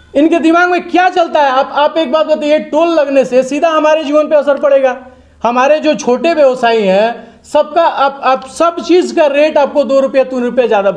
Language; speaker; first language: Hindi; native; Hindi